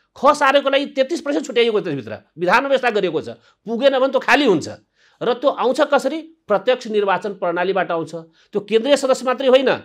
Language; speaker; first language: Nepali; non-native, local second language; Maithili